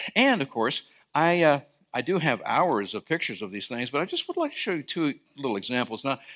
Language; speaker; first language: English; native; English